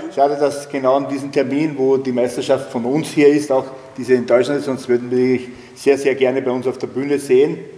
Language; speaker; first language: German; native; German